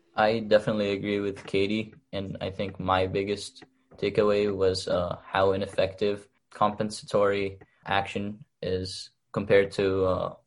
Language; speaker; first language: English; early bilingual, other home language; Arabic